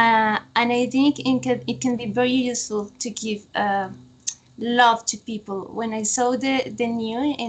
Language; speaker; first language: English; non-native, fluent; Spanish